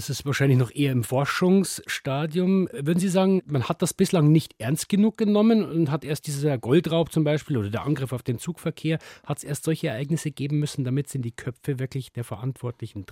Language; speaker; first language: German; native; German